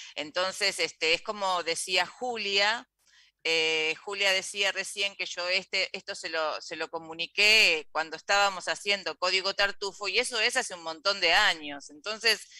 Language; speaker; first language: Spanish; native; Spanish